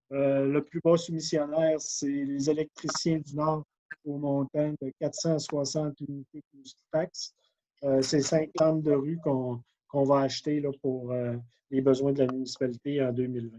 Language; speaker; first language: French; native; French